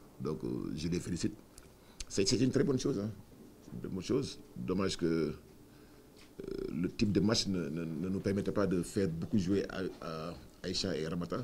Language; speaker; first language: French; non-native, local second language; Wolof